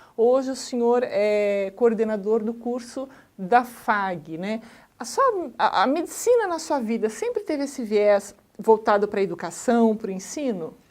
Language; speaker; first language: Portuguese; native; Portuguese